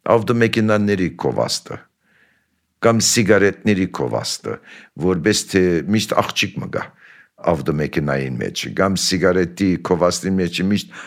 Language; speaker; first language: Armenian; early bilingual, heritage; Armenian